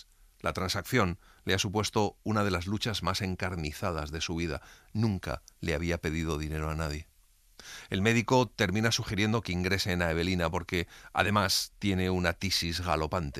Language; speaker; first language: Spanish; native; Spanish